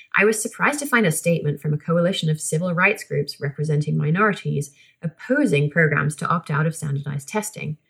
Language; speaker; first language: English; native; English